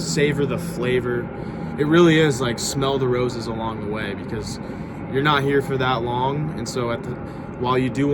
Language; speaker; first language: English; native; English